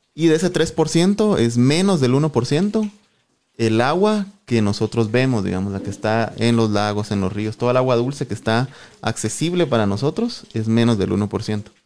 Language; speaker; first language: Spanish; native; Spanish